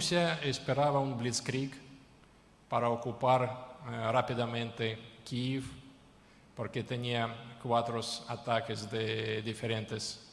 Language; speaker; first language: Spanish; non-native, fluent; Ukrainian